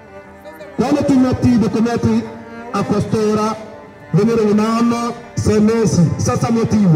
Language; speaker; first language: Italian; non-native, learner; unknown